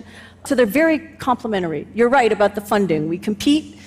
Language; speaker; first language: English; native; English